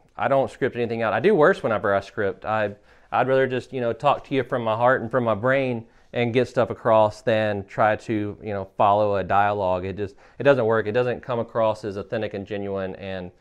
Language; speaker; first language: English; native; English